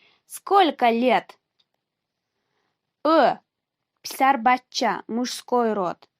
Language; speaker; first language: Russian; non-native, fluent; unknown